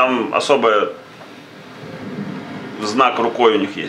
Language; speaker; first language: Russian; native; Russian